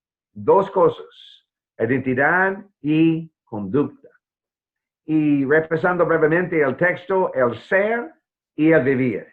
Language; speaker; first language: Spanish; non-native, fluent; English